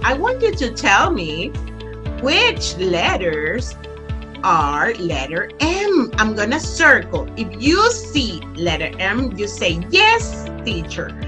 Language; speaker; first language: English; non-native, fluent; Spanish